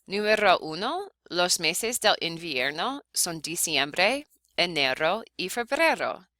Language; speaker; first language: Spanish; non-native, fluent; English